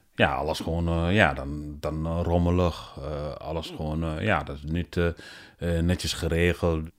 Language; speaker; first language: Dutch; non-native, learner; Wolof